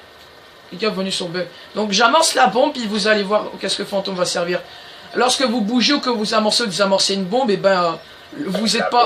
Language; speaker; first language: French; native; French